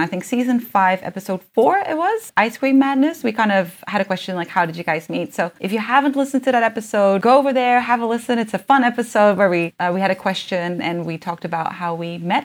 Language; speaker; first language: English; early bilingual, other home language; Japanese